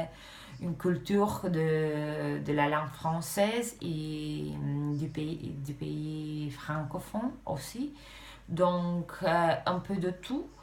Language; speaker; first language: French; non-native, fluent; Romanian